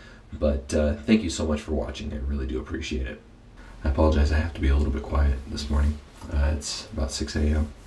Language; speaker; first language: English; native; English